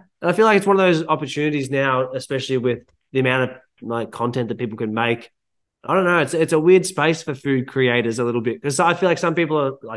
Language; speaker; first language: English; native; English